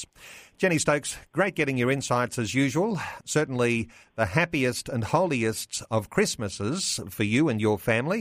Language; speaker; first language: English; native; English